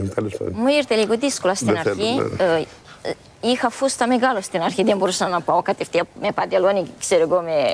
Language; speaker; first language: Greek; non-native, learner; Romanian